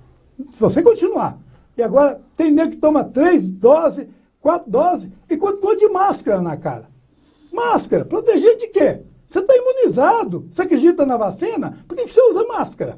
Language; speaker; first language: Portuguese; native; Portuguese